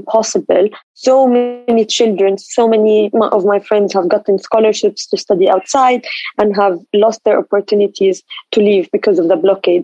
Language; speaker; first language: English; non-native, fluent; Arabic